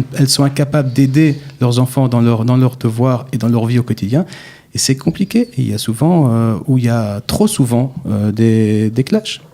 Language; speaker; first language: French; native; French